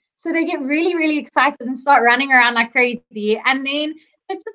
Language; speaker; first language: English; native; English